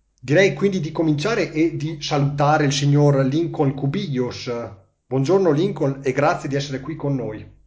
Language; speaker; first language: Italian; native; Italian